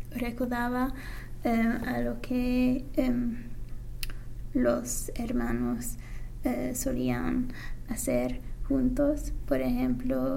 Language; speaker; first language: Spanish; non-native, learner; English